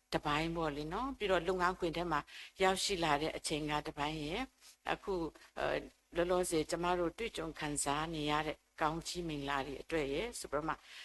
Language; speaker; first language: Burmese; native; Burmese